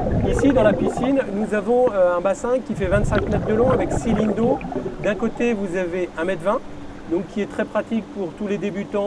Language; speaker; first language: French; native; French